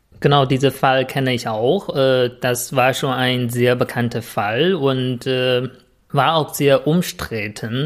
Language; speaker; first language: German; non-native, fluent; Chinese